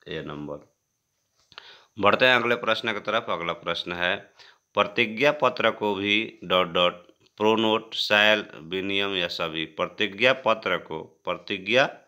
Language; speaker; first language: Hindi; native; Hindi